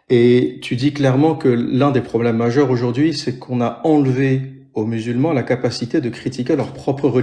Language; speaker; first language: French; native; French